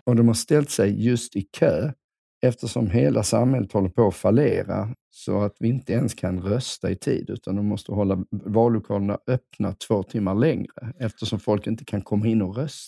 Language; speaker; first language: Swedish; native; Swedish